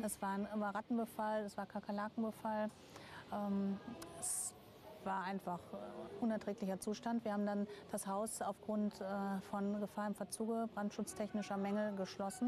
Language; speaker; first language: German; native; German